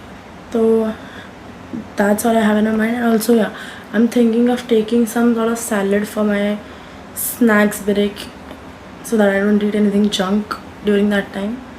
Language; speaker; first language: English; non-native, local second language; Hindi